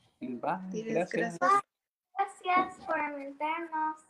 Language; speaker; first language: Spanish; early bilingual, heritage; Spanish